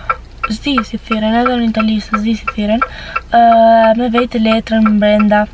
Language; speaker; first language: Albanian; early bilingual, heritage; Albanian